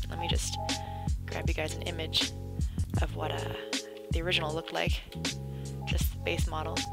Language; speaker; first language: English; native; English